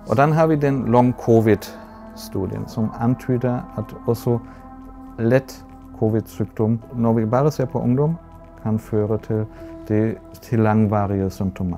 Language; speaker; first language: Norwegian; non-native, fluent; German